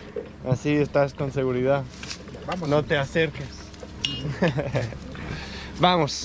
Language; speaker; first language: Spanish; non-native, learner; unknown